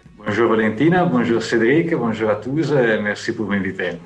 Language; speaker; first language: French; non-native, fluent; Italian